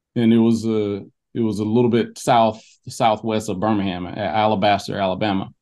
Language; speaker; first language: English; native; English